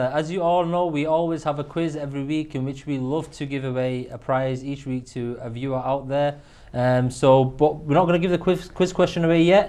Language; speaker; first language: English; native; English